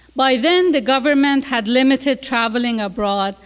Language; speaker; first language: English; non-native, fluent; Persian